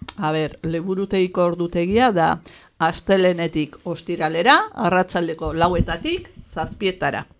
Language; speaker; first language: Basque; native; Basque